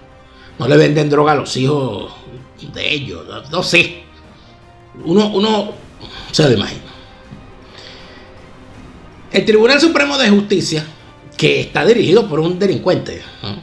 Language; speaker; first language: Spanish; native; Spanish